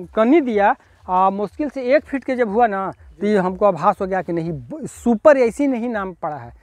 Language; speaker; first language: Hindi; native; Hindi